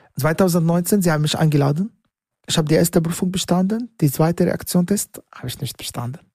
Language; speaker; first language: German; non-native, learner; Arabic